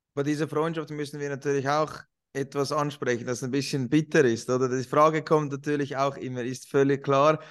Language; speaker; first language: German; native; German